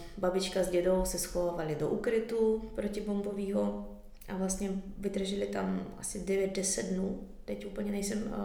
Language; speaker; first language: Czech; early bilingual, other home language; Russian